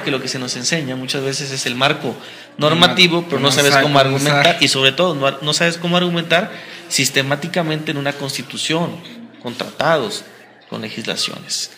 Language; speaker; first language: Spanish; native; Spanish